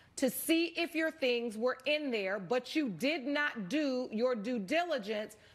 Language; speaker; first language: English; native; English